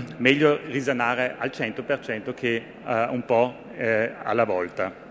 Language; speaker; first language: Italian; non-native, fluent; German